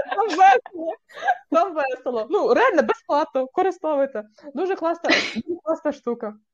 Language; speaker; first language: Ukrainian; native; Ukrainian